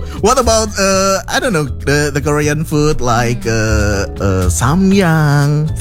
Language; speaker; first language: English; non-native, learner; Indonesian